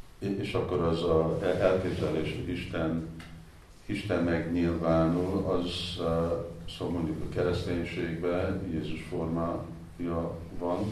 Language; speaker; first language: Hungarian; non-native, fluent; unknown